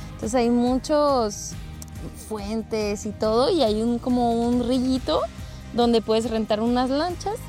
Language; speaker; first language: Spanish; non-native, fluent; French